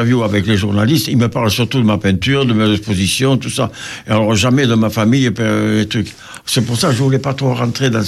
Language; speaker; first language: French; native; French